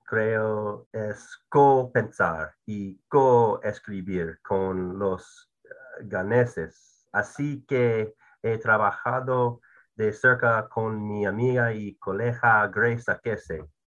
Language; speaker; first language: Spanish; non-native, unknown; English